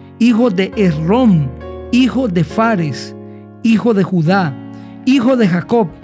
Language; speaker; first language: Spanish; native; Spanish